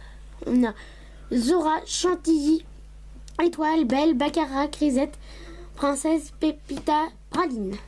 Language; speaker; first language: French; native; French